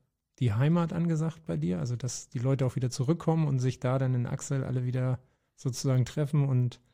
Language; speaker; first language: German; native; German